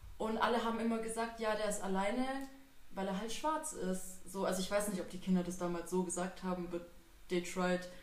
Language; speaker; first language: German; native; German